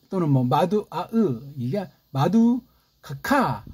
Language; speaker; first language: Korean; native; Korean